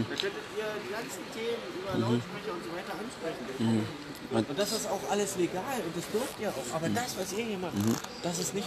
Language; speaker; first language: German; native; German